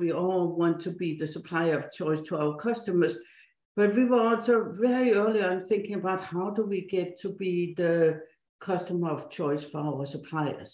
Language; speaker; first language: English; non-native, fluent; Danish